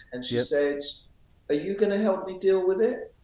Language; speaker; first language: English; native; English